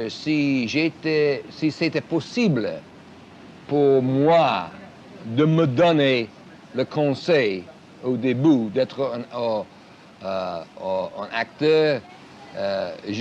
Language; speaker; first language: French; non-native, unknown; English